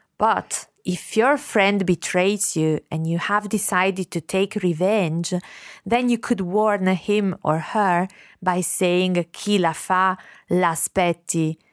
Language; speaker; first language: English; non-native, fluent; Italian